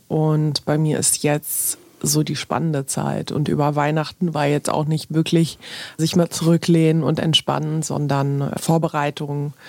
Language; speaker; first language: German; early bilingual, other home language; Polish